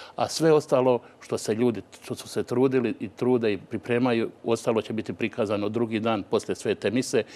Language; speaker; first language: Croatian; native; Croatian